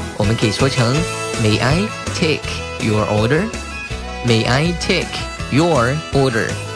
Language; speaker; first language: English; non-native, fluent; Chinese